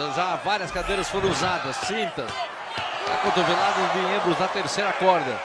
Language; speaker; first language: Portuguese; native; Portuguese